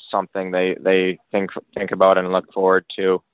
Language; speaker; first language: English; native; English